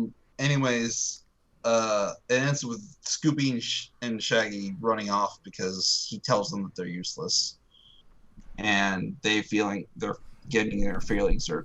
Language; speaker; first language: English; native; English